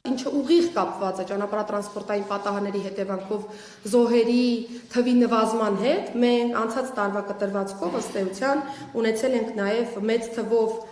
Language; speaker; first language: Armenian; native; Armenian